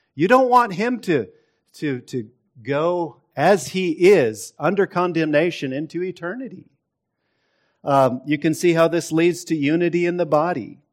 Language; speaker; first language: English; native; English